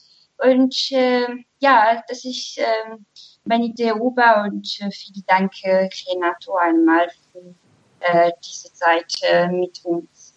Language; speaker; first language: German; non-native, learner; Portuguese